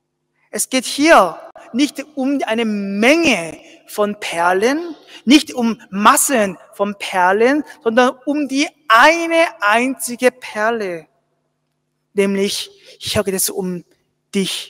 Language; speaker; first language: German; non-native, fluent; Korean